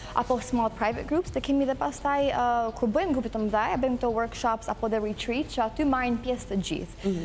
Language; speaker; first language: Albanian; early bilingual, heritage; Albanian